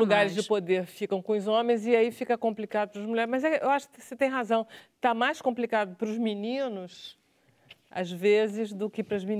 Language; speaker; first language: Portuguese; native; Portuguese